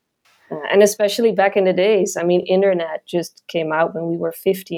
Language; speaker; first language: English; non-native, fluent; Dutch